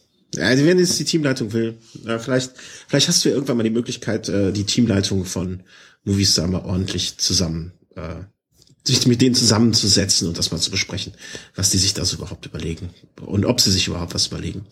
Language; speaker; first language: German; native; German